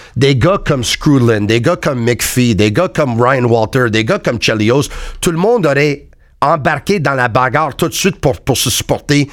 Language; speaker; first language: French; native; French